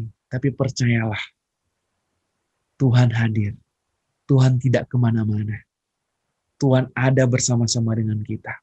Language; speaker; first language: Indonesian; native; Indonesian